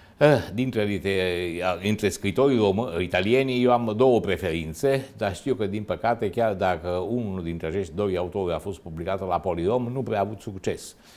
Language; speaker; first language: Romanian; non-native, fluent; Italian